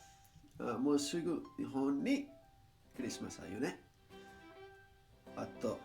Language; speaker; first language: Japanese; non-native, learner; Spanish